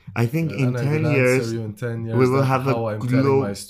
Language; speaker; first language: English; non-native, fluent; Persian